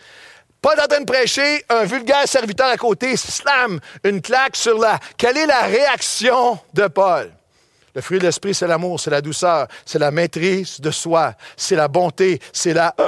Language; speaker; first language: French; native; French